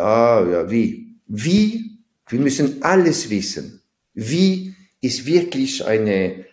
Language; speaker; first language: German; non-native, fluent; French